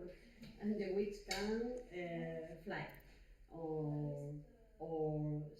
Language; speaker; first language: English; non-native, learner; Spanish